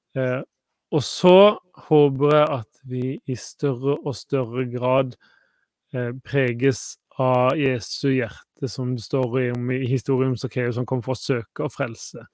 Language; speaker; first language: Norwegian; native; Norwegian